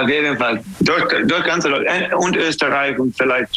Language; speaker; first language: German; non-native, learner; English